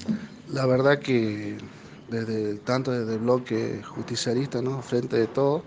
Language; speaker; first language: Spanish; native; Spanish